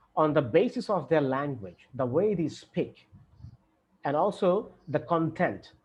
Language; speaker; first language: English; non-native, local second language; Bangla